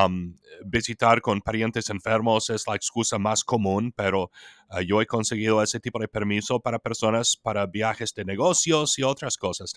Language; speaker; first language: Spanish; non-native, fluent; English